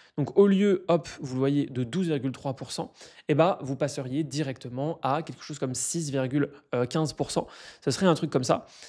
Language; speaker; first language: French; native; French